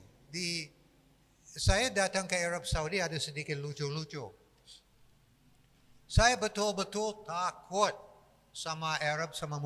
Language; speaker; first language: Indonesian; non-native, fluent; English